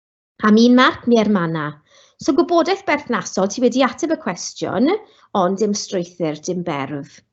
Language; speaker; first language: Welsh; non-native, local second language; English